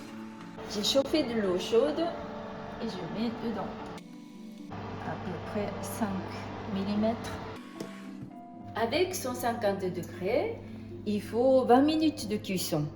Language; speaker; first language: French; non-native, fluent; Japanese